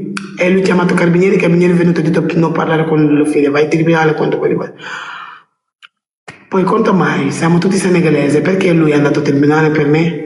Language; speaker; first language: Italian; non-native, learner; Wolof